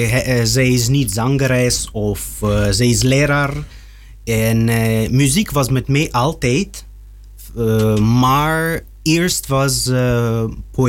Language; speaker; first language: Dutch; non-native, learner; Russian